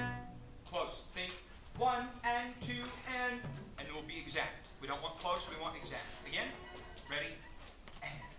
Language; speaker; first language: English; native; English